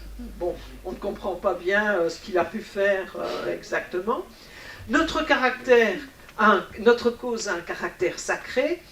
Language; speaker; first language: French; native; French